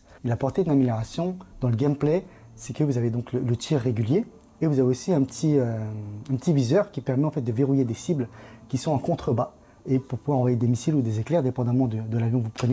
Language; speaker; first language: French; native; French